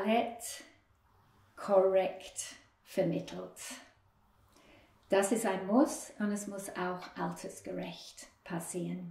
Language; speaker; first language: German; non-native, fluent; English